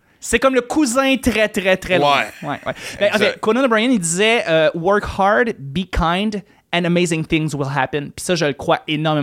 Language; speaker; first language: French; native; French